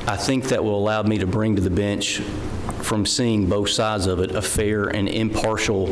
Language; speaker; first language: English; native; English